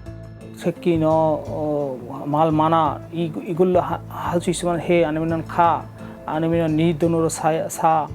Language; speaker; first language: Korean; non-native, learner; Bangla